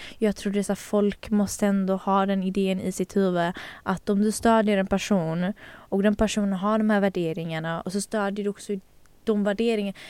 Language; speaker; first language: Swedish; native; Swedish